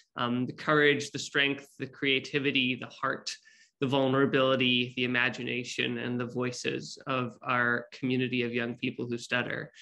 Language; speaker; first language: English; native; English